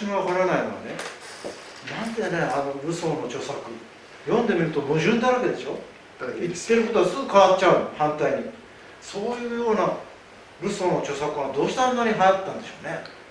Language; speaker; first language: Japanese; native; Japanese